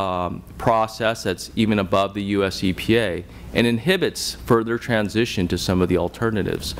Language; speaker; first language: English; native; English